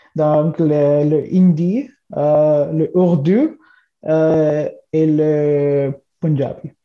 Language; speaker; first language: French; non-native, local second language; English